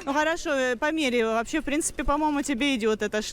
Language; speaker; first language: Russian; native; Russian